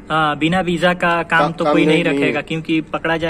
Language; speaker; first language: Hindi; native; Hindi